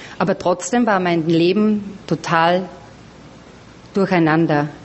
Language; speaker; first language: German; native; German